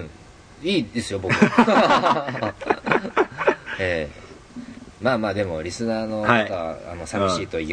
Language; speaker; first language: Japanese; native; Japanese